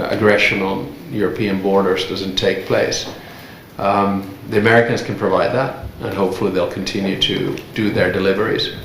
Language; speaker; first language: English; non-native, fluent; Finnish